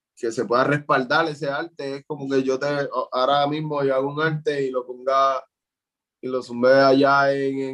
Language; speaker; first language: Spanish; native; Spanish